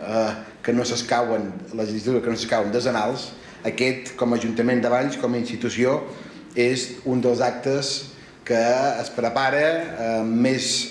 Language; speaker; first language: Catalan; native; Catalan